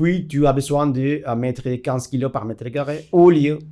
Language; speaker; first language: French; non-native, fluent; Spanish